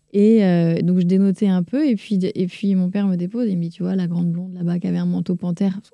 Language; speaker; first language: French; native; French